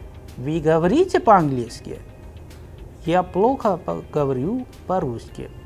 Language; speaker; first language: Russian; non-native, fluent; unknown